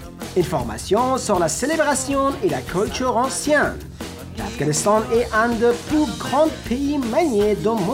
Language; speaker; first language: French; non-native, learner; Persian